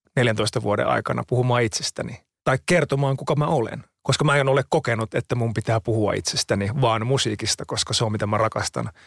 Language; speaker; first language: Finnish; native; Finnish